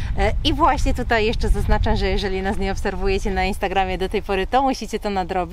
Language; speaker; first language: Polish; native; Polish